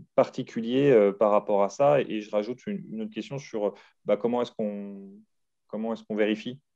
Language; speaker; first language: French; native; French